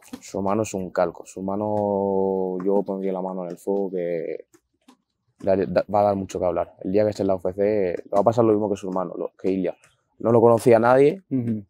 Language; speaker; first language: Spanish; early bilingual, other home language; Arabic